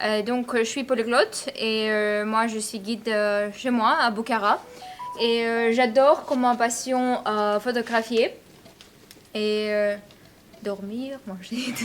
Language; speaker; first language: French; non-native, fluent; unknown